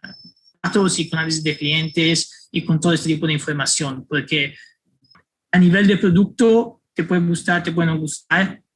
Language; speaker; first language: Spanish; non-native, fluent; Italian